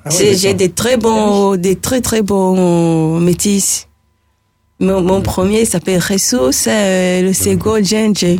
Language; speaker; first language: French; non-native, local second language; Rundi